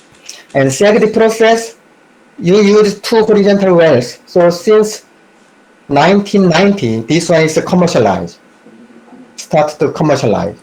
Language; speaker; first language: English; non-native, fluent; Korean